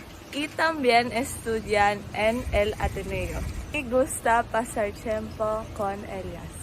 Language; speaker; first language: Spanish; non-native, learner; Filipino